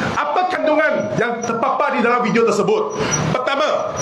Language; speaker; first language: Malay; non-native, local second language; Chinese